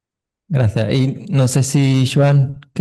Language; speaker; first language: Spanish; non-native, fluent; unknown